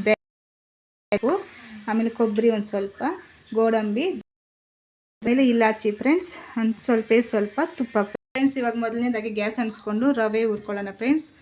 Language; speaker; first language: Kannada; non-native, local second language; Telugu